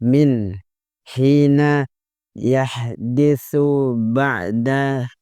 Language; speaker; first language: Arabic; non-native, learner; Indonesian